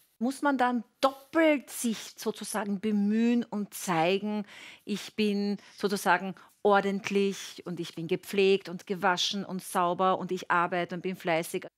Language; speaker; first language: German; native; German